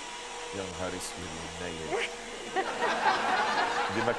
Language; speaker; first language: Arabic; native; Arabic